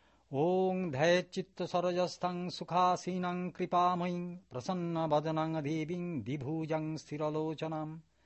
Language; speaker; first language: Japanese; non-native, learner; Bangla